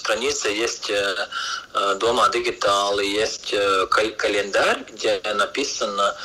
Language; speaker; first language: Russian; non-native, local second language; Latvian